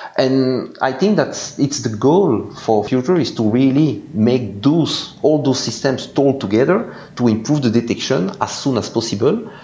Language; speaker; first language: English; non-native, fluent; French